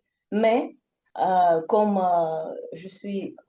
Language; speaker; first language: French; non-native, fluent; Russian